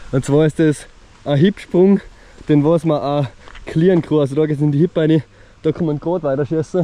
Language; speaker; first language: German; native; German